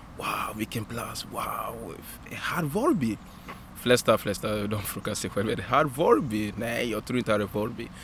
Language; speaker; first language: Swedish; non-native, fluent; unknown